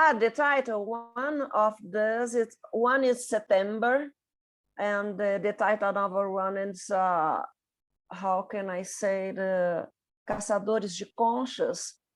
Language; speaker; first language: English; non-native, learner; Portuguese